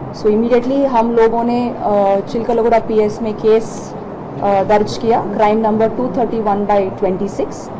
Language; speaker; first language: Hindi; non-native, local second language; Telugu